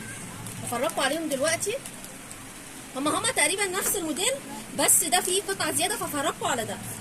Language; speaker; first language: Arabic; native; Arabic